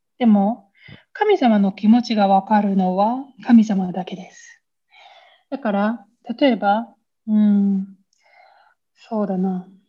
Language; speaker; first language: Japanese; native; Japanese